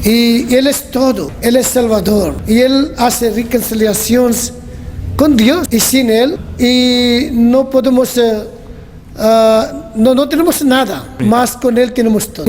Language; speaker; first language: Spanish; non-native, learner; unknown